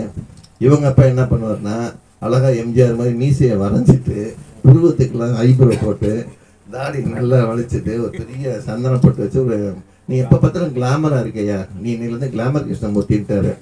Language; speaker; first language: Tamil; native; Tamil